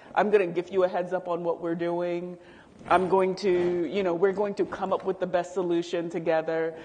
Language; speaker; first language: English; native; English